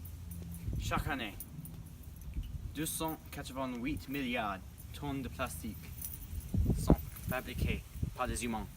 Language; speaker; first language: French; non-native, learner; English